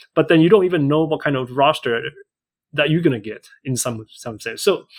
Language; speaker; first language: English; native; English